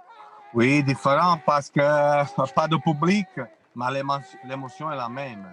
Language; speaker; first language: French; non-native, fluent; Italian